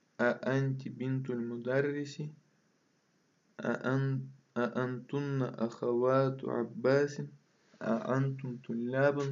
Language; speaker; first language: Arabic; non-native, fluent; Russian